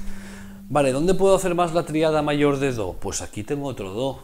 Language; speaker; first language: Spanish; native; Spanish